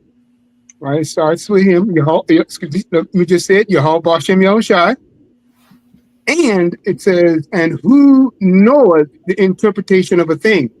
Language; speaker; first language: English; native; English